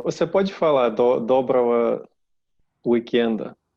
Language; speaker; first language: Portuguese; non-native, fluent; Russian